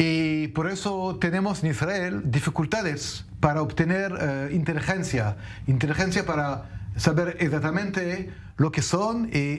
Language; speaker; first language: Spanish; non-native, fluent; French